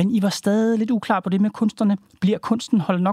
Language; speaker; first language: Danish; native; Danish